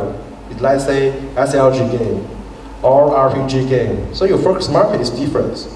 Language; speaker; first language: English; non-native, fluent; Chinese